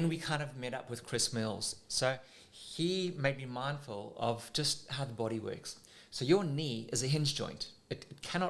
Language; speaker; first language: English; native; English